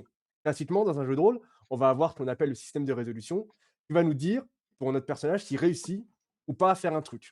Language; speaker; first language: French; native; French